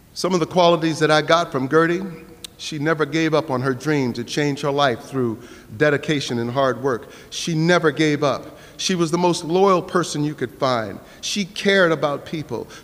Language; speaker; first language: English; native; English